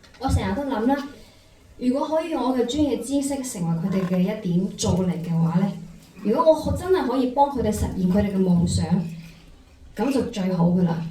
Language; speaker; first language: Cantonese; non-native, fluent; Chinese